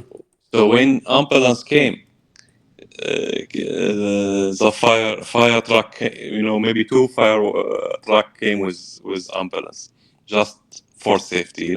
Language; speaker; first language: English; non-native, learner; Arabic